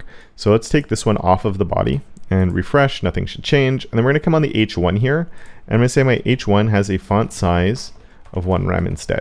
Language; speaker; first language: English; native; English